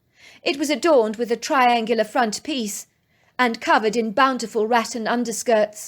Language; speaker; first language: English; native; English